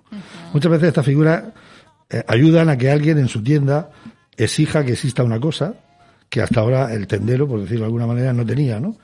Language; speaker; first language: Spanish; native; Spanish